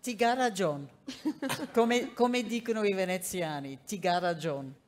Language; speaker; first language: Italian; non-native, fluent; English